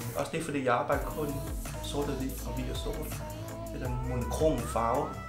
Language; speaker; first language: Danish; early bilingual, other home language; Vietnamese